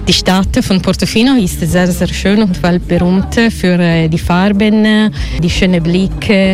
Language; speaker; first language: German; non-native, learner; Italian